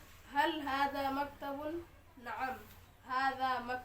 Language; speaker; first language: Arabic; non-native, learner; Urdu